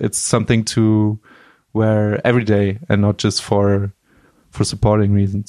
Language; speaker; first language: English; non-native, fluent; German